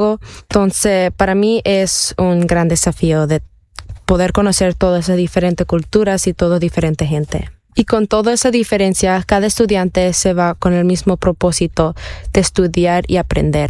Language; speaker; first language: Spanish; early bilingual, heritage; Spanish